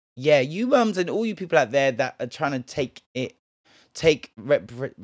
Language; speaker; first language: English; native; English